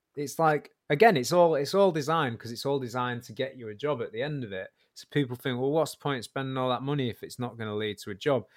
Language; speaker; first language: English; native; English